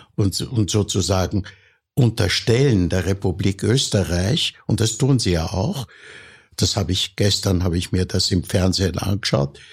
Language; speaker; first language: German; native; German